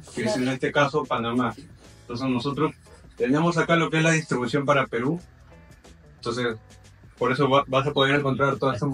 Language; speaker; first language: Spanish; native; Spanish